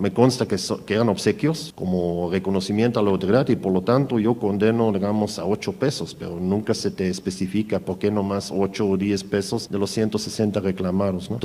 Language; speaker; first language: Spanish; native; Spanish